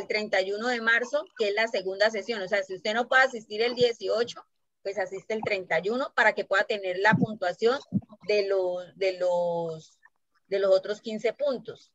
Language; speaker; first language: Spanish; native; Spanish